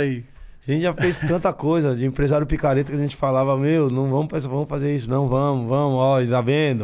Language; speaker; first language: Portuguese; native; Portuguese